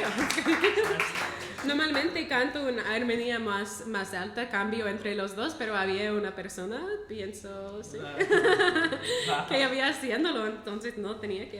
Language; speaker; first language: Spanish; non-native, fluent; English